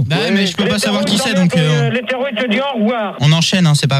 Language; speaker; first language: French; native; French